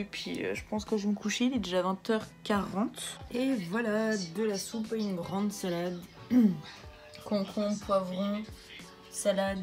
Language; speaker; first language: French; native; French